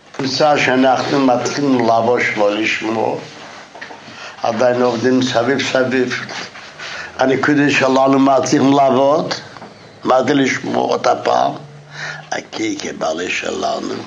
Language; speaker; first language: Hebrew; non-native, fluent; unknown